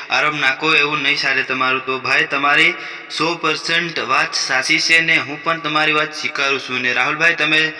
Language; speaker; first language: Gujarati; non-native, local second language; Bhili